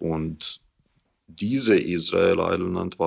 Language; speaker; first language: German; non-native, learner; English